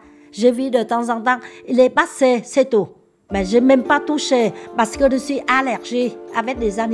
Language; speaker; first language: French; non-native, learner; Vietnamese